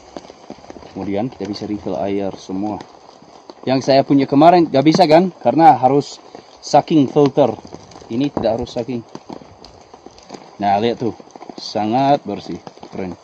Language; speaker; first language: Indonesian; non-native, fluent; English